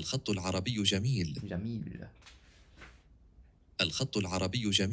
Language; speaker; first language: Arabic; non-native, learner; English